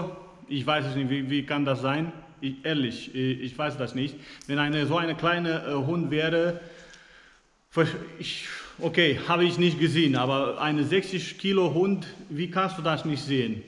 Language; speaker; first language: German; non-native, fluent; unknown